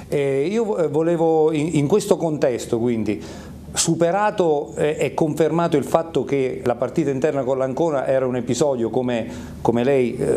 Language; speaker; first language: Italian; native; Italian